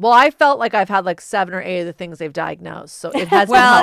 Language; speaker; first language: English; native; English